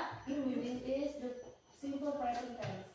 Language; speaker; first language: English; non-native, learner; Indonesian